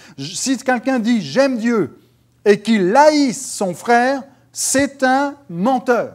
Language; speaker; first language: French; native; French